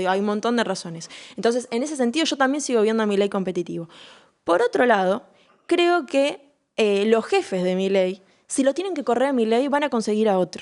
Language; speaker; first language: Spanish; native; Spanish